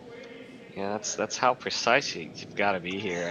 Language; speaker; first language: English; native; English